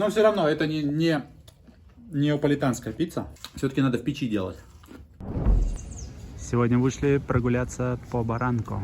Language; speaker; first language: Russian; native; Russian